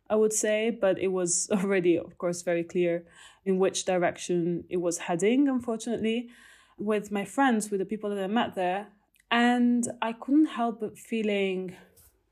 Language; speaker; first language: English; non-native, fluent; Italian